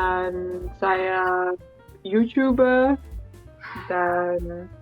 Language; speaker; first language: Indonesian; non-native, learner; English